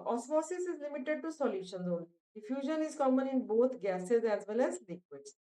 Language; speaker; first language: English; non-native, local second language; Punjabi